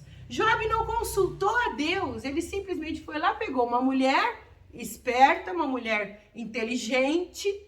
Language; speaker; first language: Portuguese; native; Portuguese